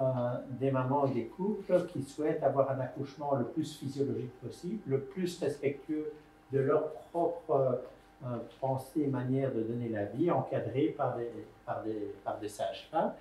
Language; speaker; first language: French; native; French